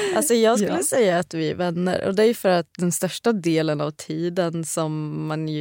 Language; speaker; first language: Swedish; native; Swedish